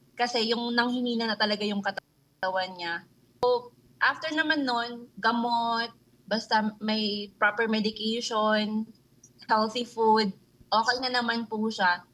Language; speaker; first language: Filipino; native; Filipino